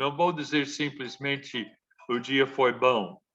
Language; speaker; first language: Portuguese; non-native, fluent; English